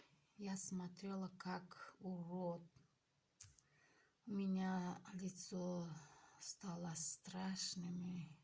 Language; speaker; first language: Russian; non-native, local second language; Tajik